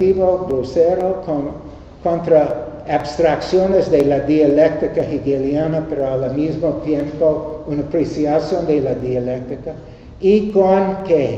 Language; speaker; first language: Spanish; non-native, learner; English